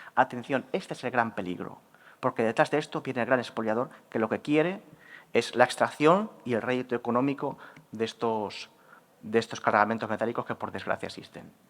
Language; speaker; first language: Spanish; native; Spanish